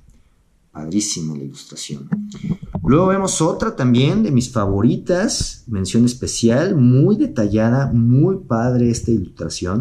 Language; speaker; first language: Spanish; native; Spanish